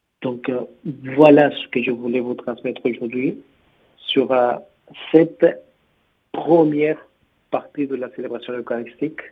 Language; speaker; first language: French; non-native, fluent; Spanish